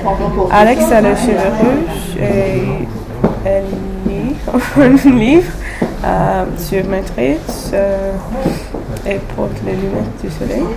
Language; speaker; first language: French; non-native, learner; English